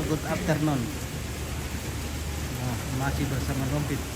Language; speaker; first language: Indonesian; native; Indonesian